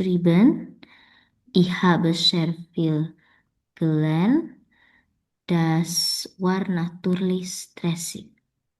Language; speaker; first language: German; non-native, learner; Indonesian